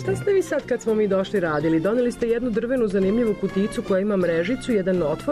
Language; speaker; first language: Serbian; native; Serbian